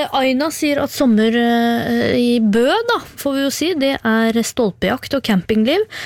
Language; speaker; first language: Norwegian; native; Norwegian